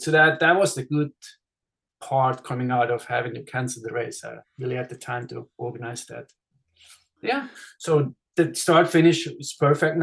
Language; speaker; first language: English; non-native, fluent; Swiss German